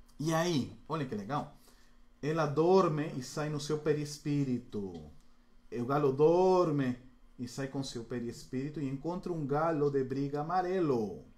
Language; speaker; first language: Portuguese; non-native, fluent; Spanish